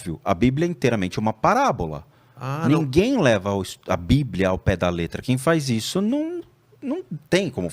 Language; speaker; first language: Portuguese; native; Portuguese